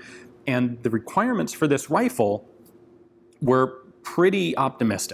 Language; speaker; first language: English; native; English